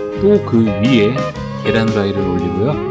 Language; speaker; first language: Korean; native; Korean